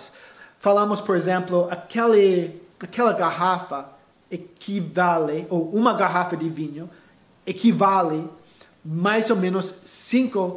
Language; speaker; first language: Portuguese; non-native, fluent; English